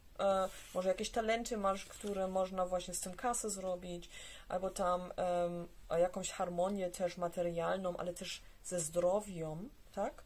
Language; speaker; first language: Polish; early bilingual, heritage; Polish